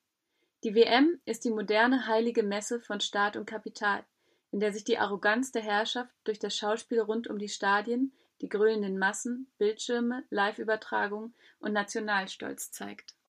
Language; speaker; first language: German; native; German